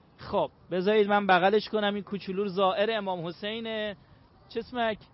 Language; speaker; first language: Persian; native; Persian